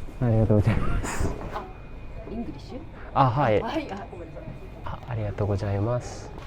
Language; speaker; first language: Japanese; non-native, learner; Korean